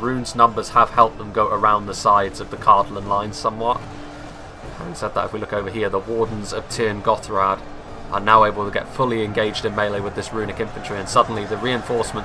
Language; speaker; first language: English; native; English